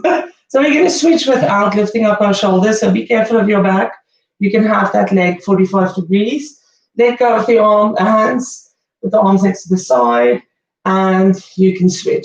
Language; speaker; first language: English; native; English